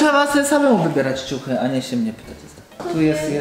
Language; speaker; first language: Polish; native; Polish